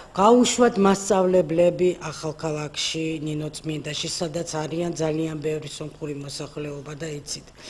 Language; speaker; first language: Georgian; non-native, local second language; Armenian